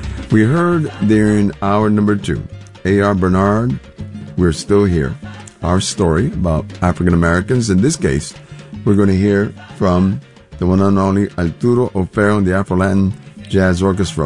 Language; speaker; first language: English; non-native, local second language; Spanish